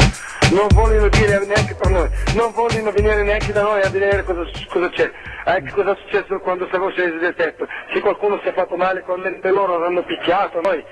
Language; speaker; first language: Italian; non-native, learner; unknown